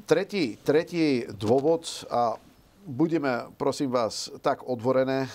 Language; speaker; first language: Slovak; non-native, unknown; Dutch